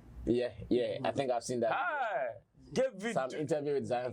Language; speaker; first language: English; non-native, local second language; Akan